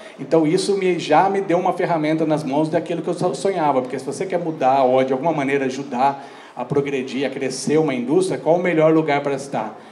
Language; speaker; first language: Portuguese; native; Portuguese